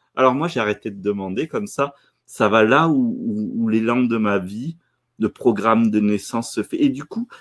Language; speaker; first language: French; native; French